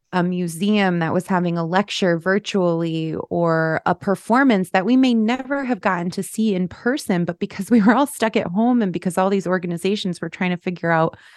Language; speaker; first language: English; native; English